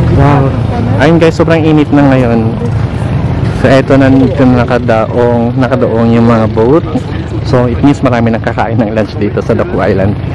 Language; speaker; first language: Filipino; native; Filipino